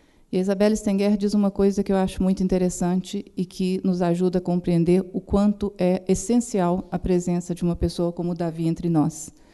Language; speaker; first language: Portuguese; native; Portuguese